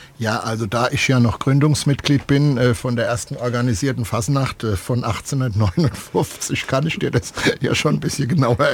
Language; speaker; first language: German; native; German